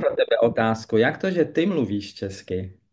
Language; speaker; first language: Czech; early bilingual, heritage; French